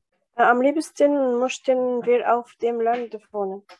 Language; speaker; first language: German; non-native, learner; Arabic